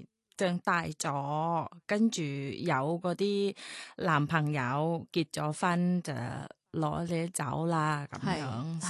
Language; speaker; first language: Cantonese; non-native, learner; Thai